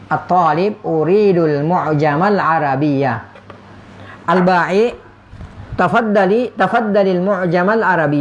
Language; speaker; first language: Arabic; non-native, fluent; Indonesian